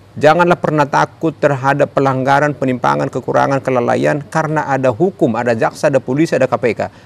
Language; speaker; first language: Indonesian; native; Indonesian